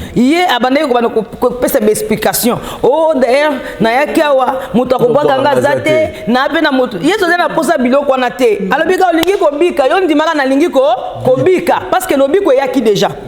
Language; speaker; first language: Lingala; native; Lingala